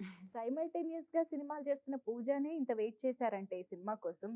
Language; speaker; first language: Telugu; native; Telugu